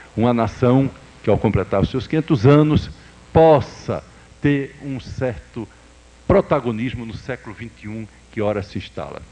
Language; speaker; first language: Portuguese; native; Portuguese